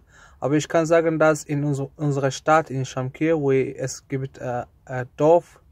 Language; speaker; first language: German; non-native, learner; Azerbaijani